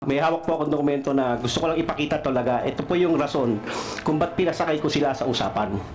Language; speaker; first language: Filipino; non-native, local second language; Cebuano